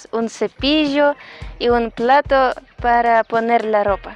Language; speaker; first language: Spanish; non-native, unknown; Russian